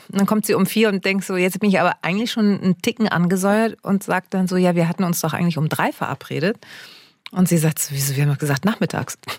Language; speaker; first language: German; native; German